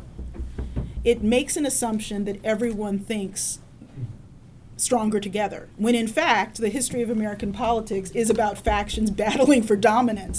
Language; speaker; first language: English; native; English